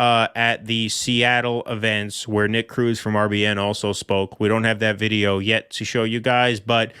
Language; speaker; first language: English; native; English